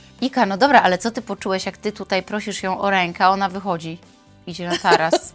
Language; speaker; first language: Polish; native; Polish